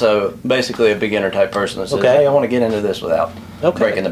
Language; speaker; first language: English; native; English